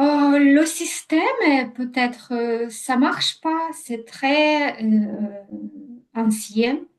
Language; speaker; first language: French; non-native, learner; Ukrainian